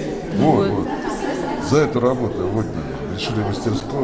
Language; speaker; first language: Russian; native; Russian